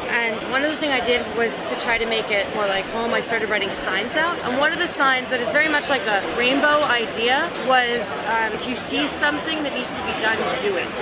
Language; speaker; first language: English; native; English